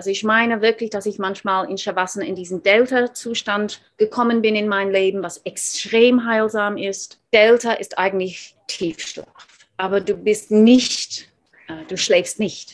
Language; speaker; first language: German; non-native, fluent; English